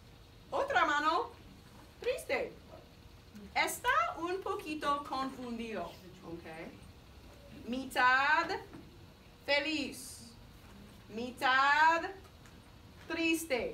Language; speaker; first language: Spanish; non-native, fluent; English